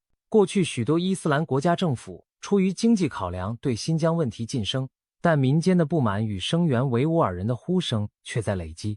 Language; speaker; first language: Chinese; native; Chinese